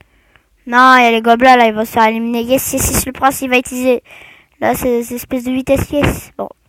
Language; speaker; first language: French; native; French